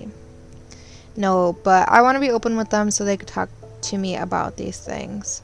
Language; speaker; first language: English; native; English